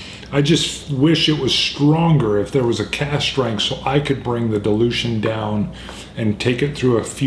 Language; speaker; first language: English; native; English